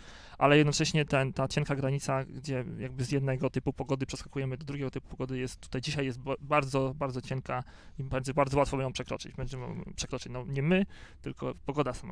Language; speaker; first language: Polish; native; Polish